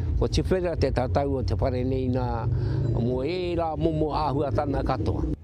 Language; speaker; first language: Māori; native; Māori